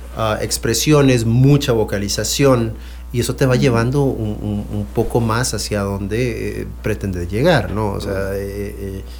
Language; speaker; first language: Spanish; non-native, fluent; French